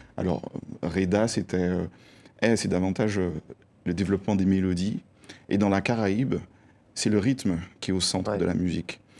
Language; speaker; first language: French; native; French